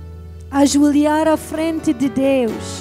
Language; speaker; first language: Portuguese; non-native, fluent; English